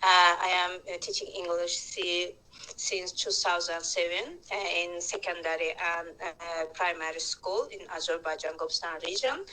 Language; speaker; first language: English; non-native, learner; Azerbaijani